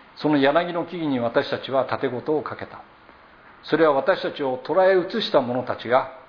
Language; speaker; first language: Japanese; native; Japanese